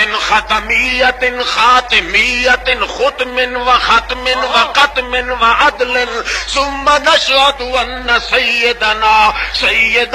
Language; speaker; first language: Arabic; non-native, fluent; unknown